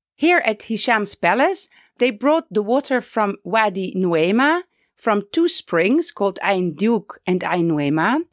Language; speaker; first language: English; non-native, fluent; Dutch